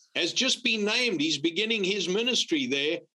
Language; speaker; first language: English; native; English